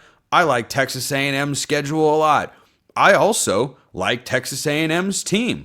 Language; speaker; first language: English; native; English